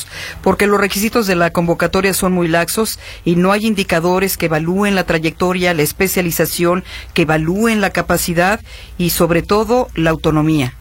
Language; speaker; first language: Spanish; native; Spanish